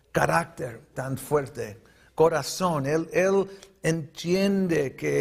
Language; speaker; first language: Spanish; early bilingual, heritage; Spanish